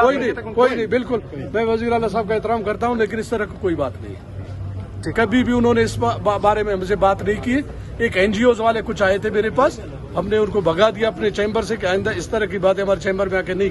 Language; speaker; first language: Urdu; non-native, local second language; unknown